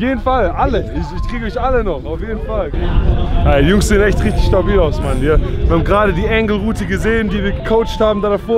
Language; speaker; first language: German; native; German